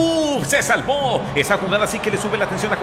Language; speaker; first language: Spanish; native; Spanish